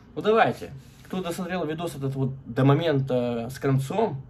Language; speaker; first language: Russian; native; Russian